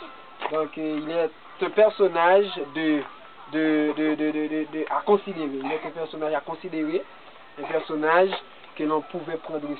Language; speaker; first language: French; non-native, local second language; Haitian Creole